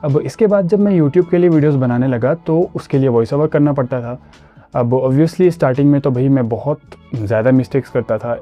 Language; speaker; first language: Hindi; non-native, local second language; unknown